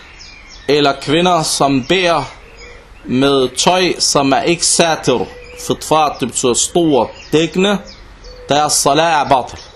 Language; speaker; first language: Danish; non-native, local second language; Arabic